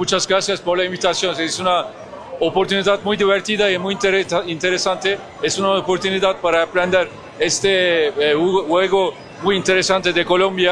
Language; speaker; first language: Spanish; non-native, learner; Turkish